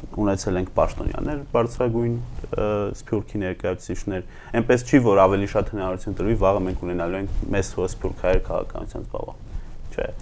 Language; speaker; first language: Armenian; native; Armenian